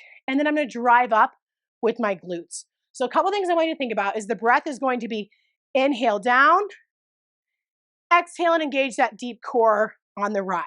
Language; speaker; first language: English; native; English